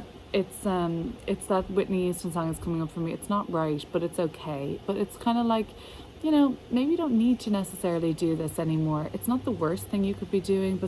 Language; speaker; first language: English; native; English